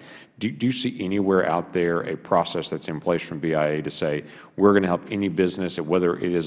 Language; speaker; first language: English; native; English